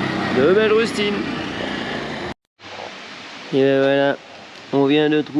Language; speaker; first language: French; native; French